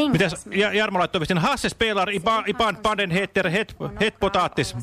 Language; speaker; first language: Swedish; non-native, learner; Finnish